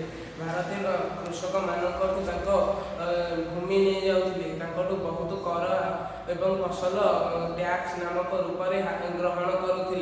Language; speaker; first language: Hindi; non-native, local second language; Odia